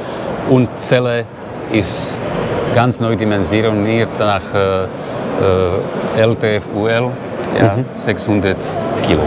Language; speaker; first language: German; non-native, learner; Slovak